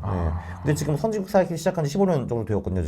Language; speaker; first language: Korean; native; Korean